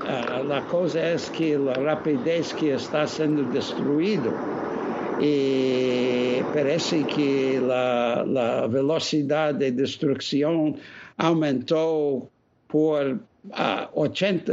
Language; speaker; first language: Spanish; non-native, fluent; English